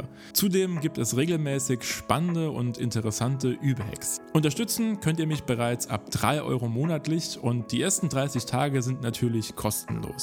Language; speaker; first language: German; native; German